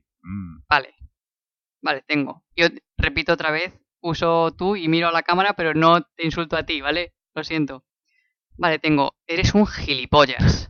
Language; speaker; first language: Spanish; native; Spanish